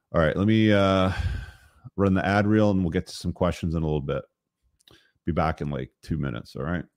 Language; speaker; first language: English; non-native, fluent; Spanish